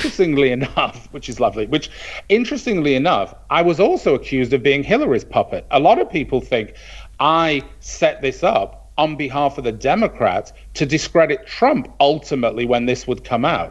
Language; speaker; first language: English; native; English